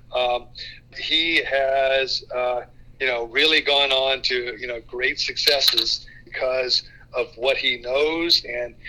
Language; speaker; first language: English; native; English